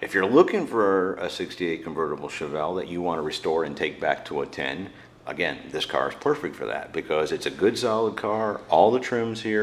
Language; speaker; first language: English; native; English